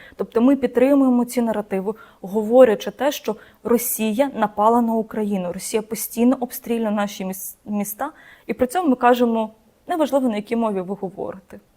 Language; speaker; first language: Ukrainian; non-native, local second language; Russian